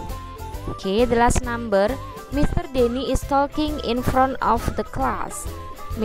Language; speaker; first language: English; non-native, fluent; Indonesian